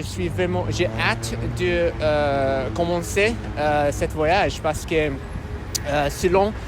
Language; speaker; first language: French; non-native, learner; English